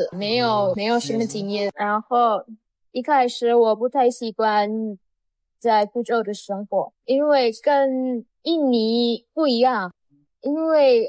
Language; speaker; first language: Chinese; non-native, learner; Indonesian